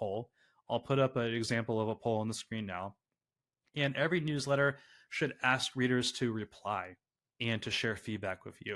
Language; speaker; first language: English; native; English